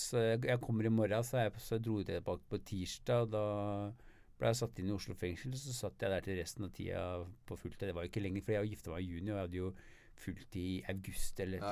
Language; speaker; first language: Norwegian; native; Norwegian